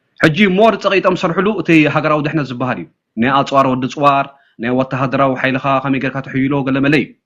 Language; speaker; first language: Tigrinya; native; Tigrinya